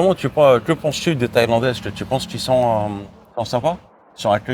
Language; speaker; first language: French; native; French